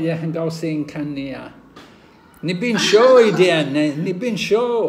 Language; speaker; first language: Chinese; non-native, learner; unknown